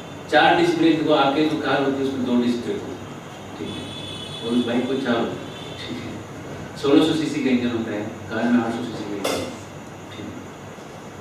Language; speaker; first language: Hindi; native; Hindi